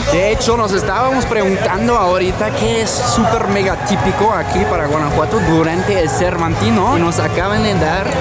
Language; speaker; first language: Spanish; non-native, fluent; German